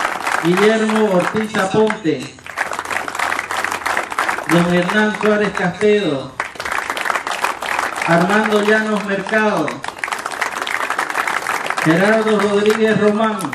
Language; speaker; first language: Spanish; native; Spanish